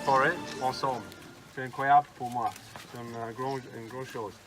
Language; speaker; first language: French; non-native, learner; English